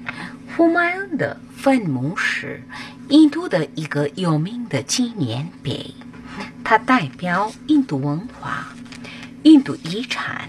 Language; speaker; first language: Chinese; non-native, learner; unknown